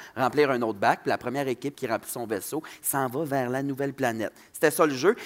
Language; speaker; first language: French; native; French